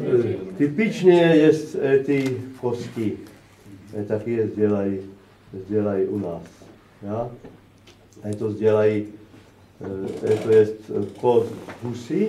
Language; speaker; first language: Czech; non-native, learner; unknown